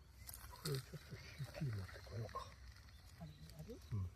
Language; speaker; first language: Japanese; native; Japanese